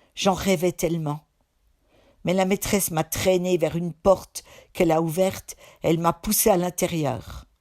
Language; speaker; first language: French; native; French